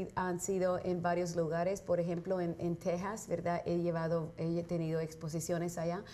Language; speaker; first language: Spanish; early bilingual, heritage; Spanish